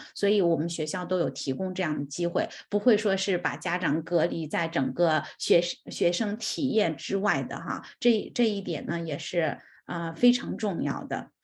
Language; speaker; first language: Chinese; native; Chinese